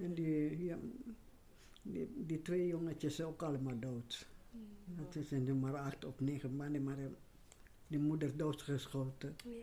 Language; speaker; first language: Dutch; non-native, learner; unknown